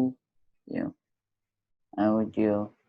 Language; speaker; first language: English; non-native, learner; Indonesian